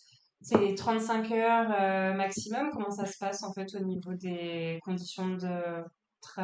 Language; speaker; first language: French; native; French